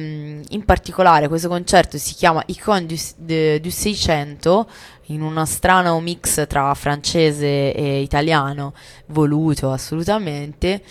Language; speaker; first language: Italian; native; Italian